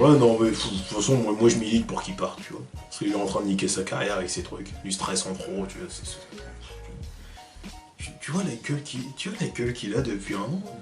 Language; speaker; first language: French; native; French